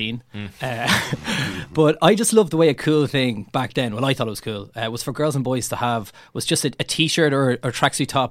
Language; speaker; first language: English; native; English